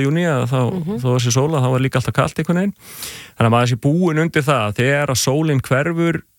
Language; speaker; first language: Icelandic; native; Icelandic